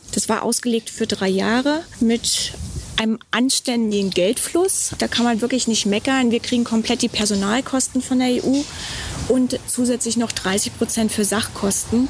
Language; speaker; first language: German; native; German